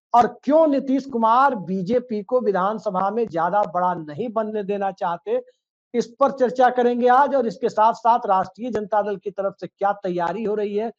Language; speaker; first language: Hindi; native; Hindi